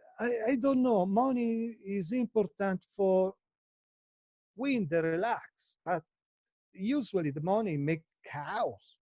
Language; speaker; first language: English; non-native, learner; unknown